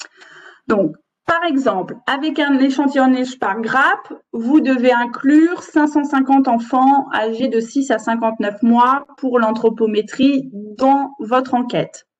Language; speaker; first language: French; native; French